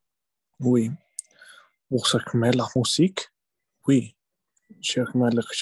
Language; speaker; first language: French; non-native, learner; Spanish